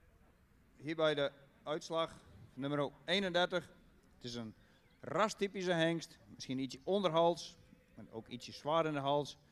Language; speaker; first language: Dutch; native; Dutch